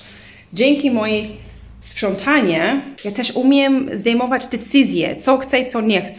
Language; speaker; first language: Polish; early bilingual, heritage; English